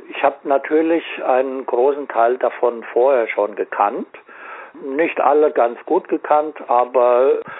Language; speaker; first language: German; native; German